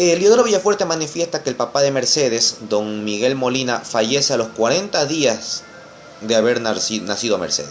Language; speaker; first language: Spanish; native; Spanish